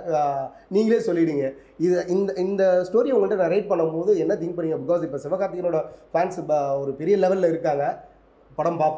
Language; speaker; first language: Tamil; native; Tamil